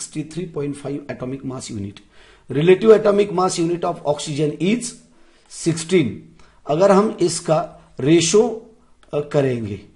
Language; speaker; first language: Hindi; non-native, local second language; Marathi